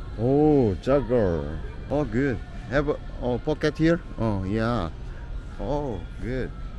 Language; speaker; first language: English; non-native, learner; Korean